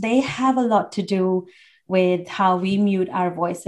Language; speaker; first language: English; non-native, local second language; Hindi